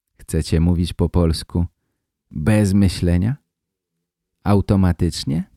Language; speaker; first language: Polish; native; Polish